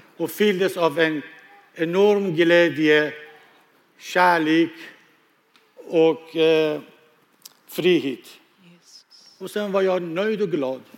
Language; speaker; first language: Swedish; non-native, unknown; Persian